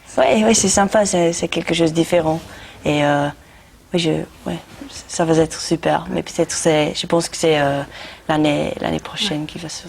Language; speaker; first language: French; non-native, learner; English